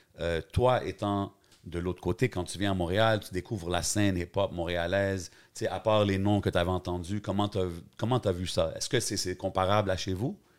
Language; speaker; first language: French; native; French